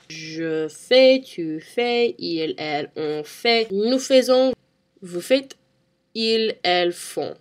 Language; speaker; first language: French; non-native, learner; English